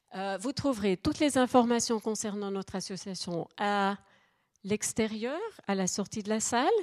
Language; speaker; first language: French; native; French